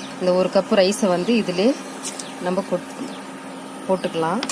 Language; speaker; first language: Tamil; native; Tamil